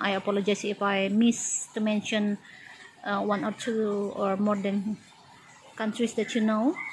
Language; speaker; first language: English; non-native, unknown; Indonesian